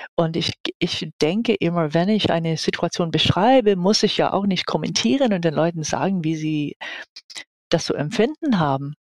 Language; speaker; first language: German; non-native, fluent; English